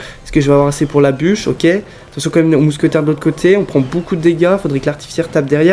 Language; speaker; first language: French; native; French